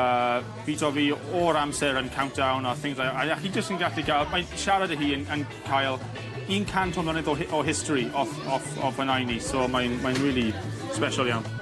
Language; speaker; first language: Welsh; non-native, local second language; English